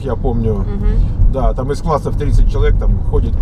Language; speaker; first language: Russian; native; Russian